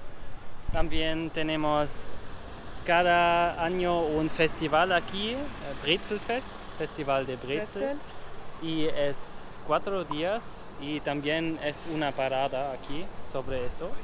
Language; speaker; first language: Spanish; non-native, learner; German